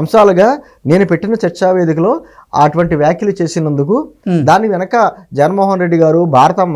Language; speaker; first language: Telugu; native; Telugu